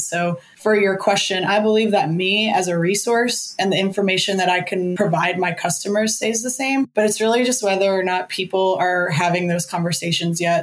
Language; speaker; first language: English; native; English